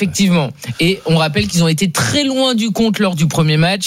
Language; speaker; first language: French; native; French